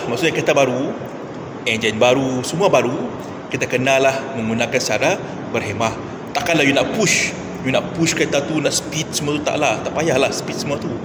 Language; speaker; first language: Malay; non-native, local second language; Iban